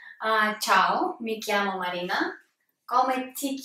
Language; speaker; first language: Italian; non-native, learner; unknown